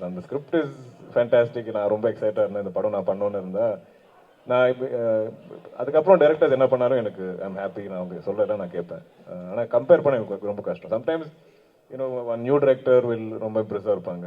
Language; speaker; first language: Tamil; non-native, local second language; Malayalam